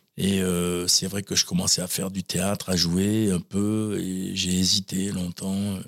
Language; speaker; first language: French; native; French